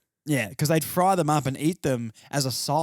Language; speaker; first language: English; native; English